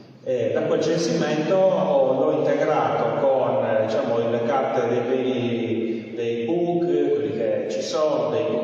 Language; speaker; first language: Italian; native; Italian